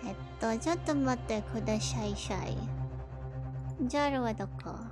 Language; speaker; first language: Japanese; non-native, learner; Filipino